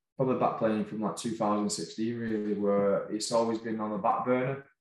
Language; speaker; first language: English; native; English